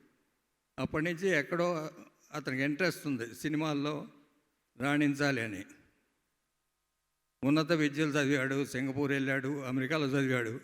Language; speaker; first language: Telugu; native; Telugu